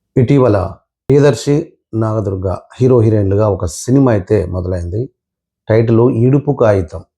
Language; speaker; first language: Telugu; native; Telugu